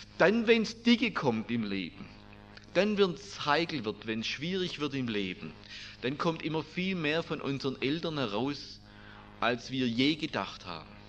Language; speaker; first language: German; native; German